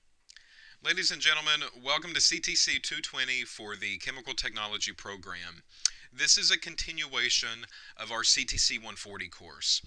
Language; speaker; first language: English; native; English